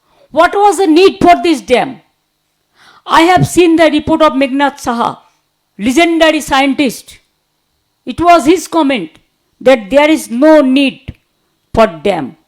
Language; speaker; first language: English; non-native, local second language; Bangla